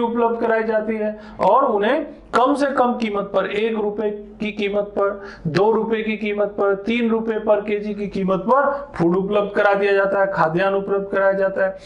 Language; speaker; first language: Hindi; native; Hindi